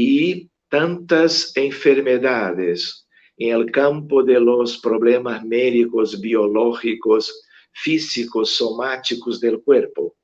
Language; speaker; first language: Spanish; non-native, fluent; Portuguese